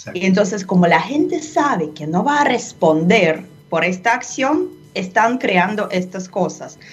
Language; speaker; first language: Spanish; non-native, fluent; Russian